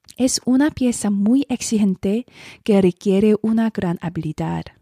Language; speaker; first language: Spanish; non-native, learner; Korean